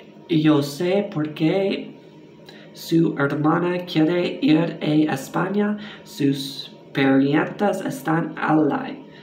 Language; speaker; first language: Spanish; non-native, learner; English